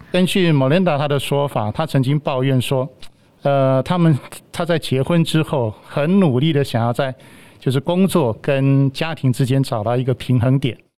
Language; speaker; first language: Chinese; native; Chinese